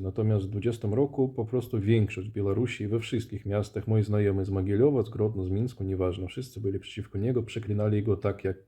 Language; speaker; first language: Polish; non-native, fluent; Russian